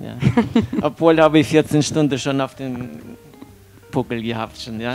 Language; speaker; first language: German; non-native, fluent; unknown